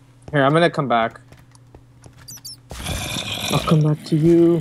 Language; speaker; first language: English; native; English